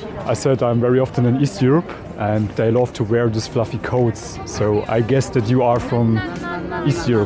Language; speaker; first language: English; non-native, fluent; German